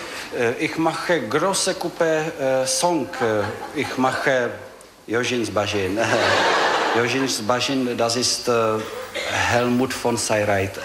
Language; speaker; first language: German; non-native, learner; Czech